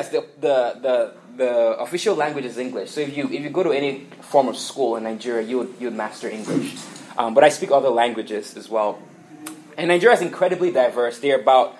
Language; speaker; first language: English; non-native, local second language; Igbo